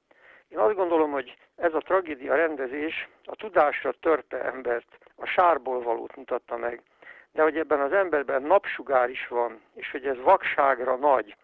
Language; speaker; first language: Hungarian; native; Hungarian